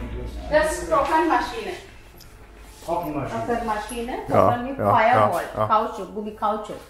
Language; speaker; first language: German; non-native, learner; Sinhala